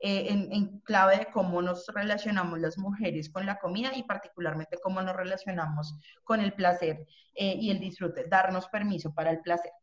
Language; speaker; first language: Spanish; native; Spanish